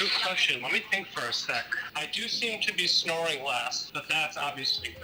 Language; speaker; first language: English; native; English